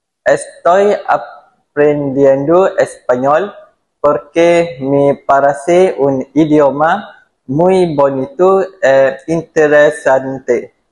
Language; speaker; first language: Spanish; non-native, learner; Malay